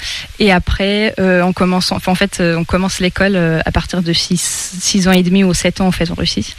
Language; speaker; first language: French; non-native, fluent; Russian